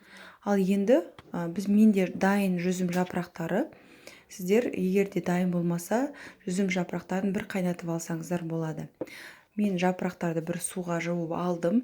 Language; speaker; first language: Kazakh; native; Kazakh